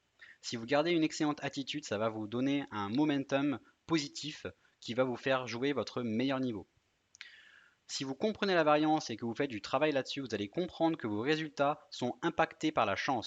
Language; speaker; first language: French; native; French